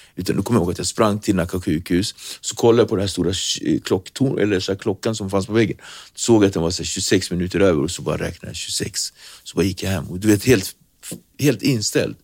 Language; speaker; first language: Swedish; early bilingual, other home language; Kabuverdianu